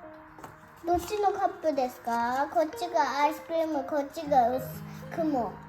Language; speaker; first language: Japanese; non-native, learner; Mizo